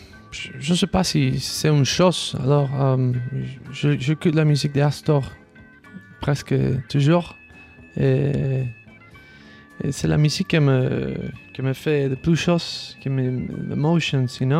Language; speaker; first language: French; non-native, learner; Spanish